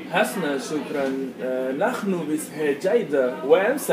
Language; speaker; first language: Arabic; non-native, learner; Spanish